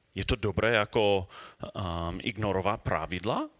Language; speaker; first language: Czech; non-native, learner; English